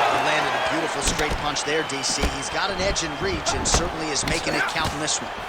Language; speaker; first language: English; native; English